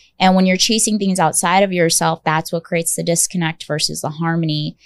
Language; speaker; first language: English; native; English